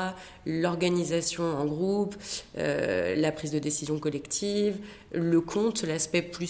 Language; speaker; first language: French; native; French